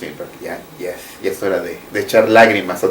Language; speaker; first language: Spanish; native; Spanish